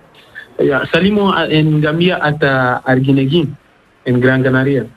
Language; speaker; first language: Spanish; non-native, learner; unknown